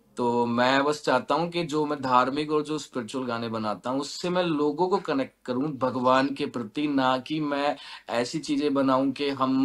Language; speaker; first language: Hindi; native; Hindi